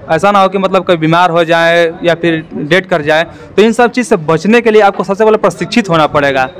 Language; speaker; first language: Hindi; native; Hindi